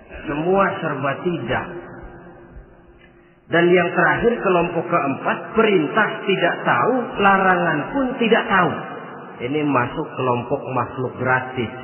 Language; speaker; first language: Indonesian; native; Indonesian